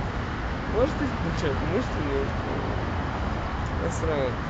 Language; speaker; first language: Russian; non-native, local second language; Georgian